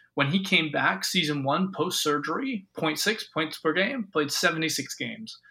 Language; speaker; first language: English; native; English